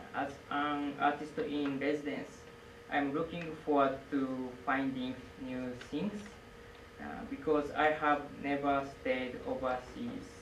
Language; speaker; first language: English; non-native, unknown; Japanese